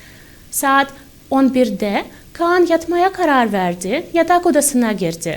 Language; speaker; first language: Turkish; non-native, fluent; Russian